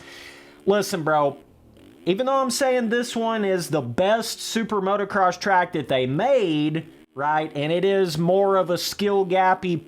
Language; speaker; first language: English; native; English